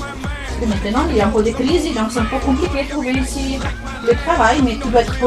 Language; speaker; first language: French; non-native, fluent; Italian